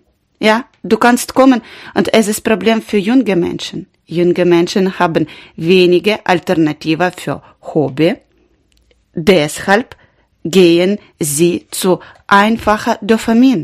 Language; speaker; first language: German; non-native, learner; Ukrainian